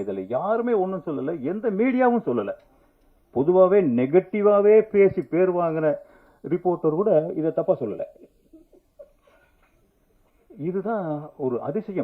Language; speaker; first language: Tamil; native; Tamil